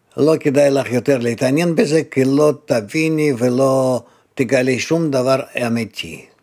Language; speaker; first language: Hebrew; non-native, fluent; Russian